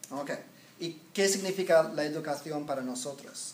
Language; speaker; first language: Spanish; non-native, fluent; English